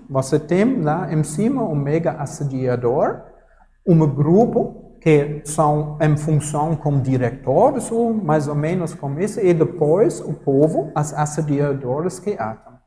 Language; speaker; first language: Portuguese; non-native, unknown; German